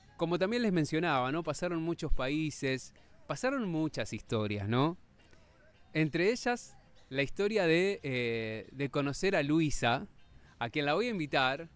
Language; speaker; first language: Spanish; native; Spanish